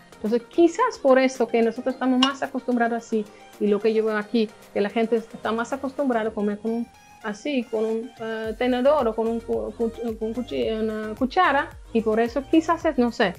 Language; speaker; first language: Spanish; non-native, fluent; Dutch